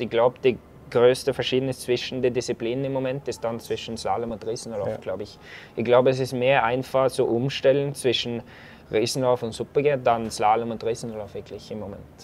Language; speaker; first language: German; non-native, fluent; Norwegian